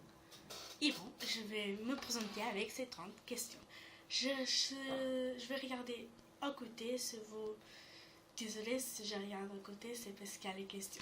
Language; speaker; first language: French; native; French